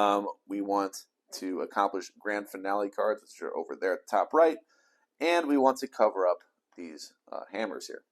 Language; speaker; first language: English; native; English